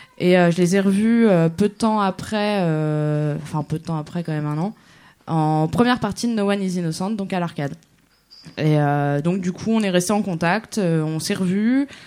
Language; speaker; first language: French; native; French